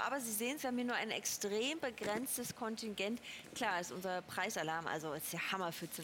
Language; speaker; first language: German; native; German